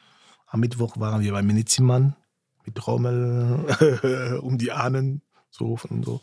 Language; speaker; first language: German; non-native, fluent; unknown